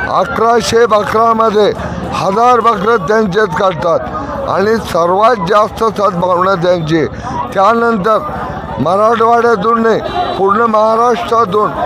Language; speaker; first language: Marathi; native; Marathi